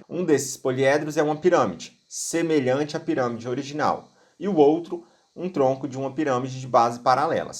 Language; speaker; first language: Portuguese; native; Portuguese